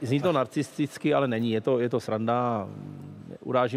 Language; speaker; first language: Czech; native; Czech